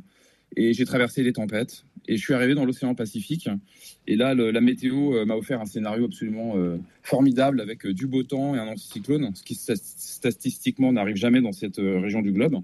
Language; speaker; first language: French; native; French